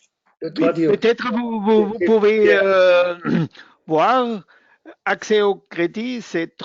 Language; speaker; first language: French; non-native, fluent; German